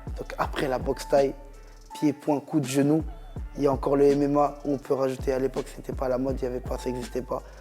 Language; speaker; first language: French; native; French